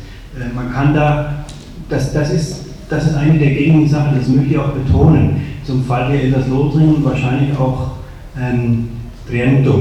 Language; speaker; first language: German; native; German